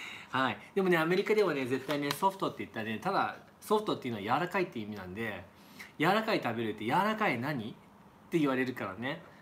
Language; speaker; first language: Japanese; native; Japanese